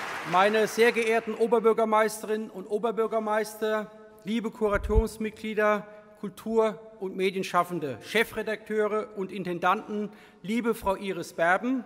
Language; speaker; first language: German; native; German